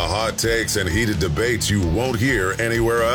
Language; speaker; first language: English; native; English